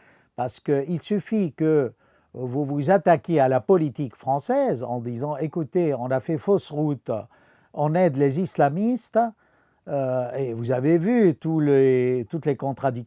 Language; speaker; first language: French; non-native, fluent; Arabic